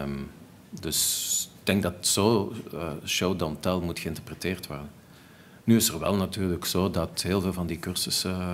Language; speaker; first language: Dutch; native; Dutch